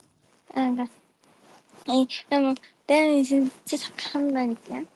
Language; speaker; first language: Korean; non-native, fluent; Japanese